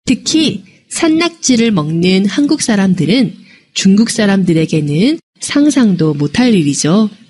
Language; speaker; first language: Korean; non-native, fluent; Chinese